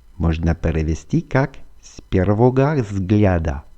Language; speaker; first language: Russian; non-native, fluent; French